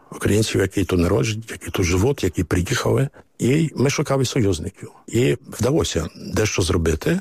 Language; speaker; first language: Ukrainian; early bilingual, heritage; Ukrainian